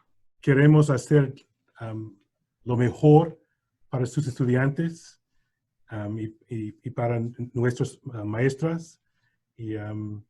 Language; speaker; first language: Spanish; non-native, learner; English